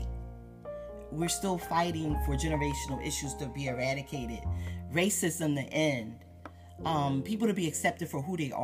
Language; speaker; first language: English; native; English